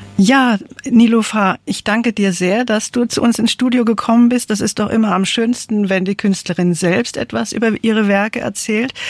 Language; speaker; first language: German; native; German